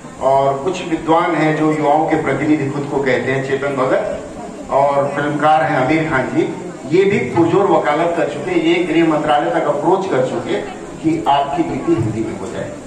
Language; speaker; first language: Hindi; native; Hindi